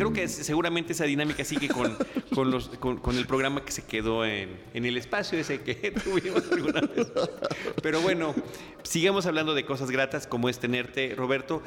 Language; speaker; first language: Spanish; native; Spanish